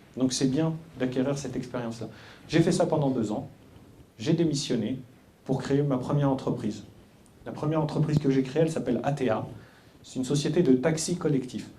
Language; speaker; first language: French; early bilingual, other home language; Arabic